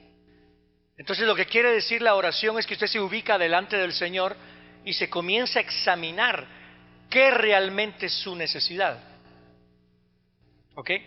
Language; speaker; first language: Spanish; native; Spanish